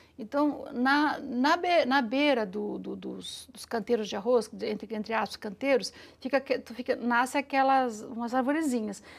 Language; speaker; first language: Portuguese; early bilingual, other home language; Italian